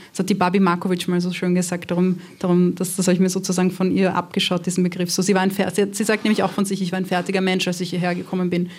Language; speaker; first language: German; early bilingual, other home language; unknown